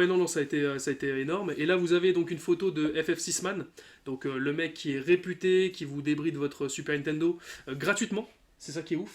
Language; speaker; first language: French; native; French